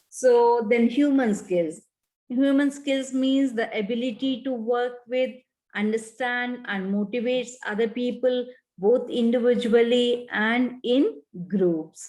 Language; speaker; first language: English; non-native, local second language; Kannada